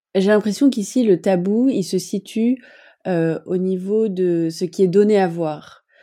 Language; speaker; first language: French; native; French